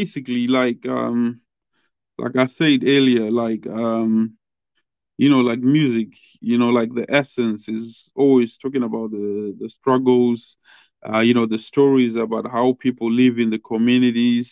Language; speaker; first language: English; non-native, local second language; Shona